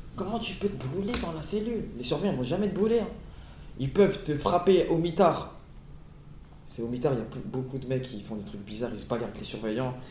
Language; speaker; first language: French; native; French